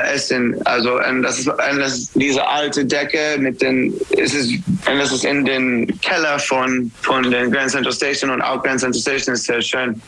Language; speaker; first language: German; non-native, learner; English